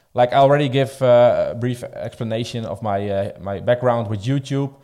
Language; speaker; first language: English; non-native, fluent; Dutch